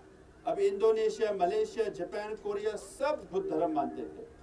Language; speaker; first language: Hindi; non-native, learner; Tibetan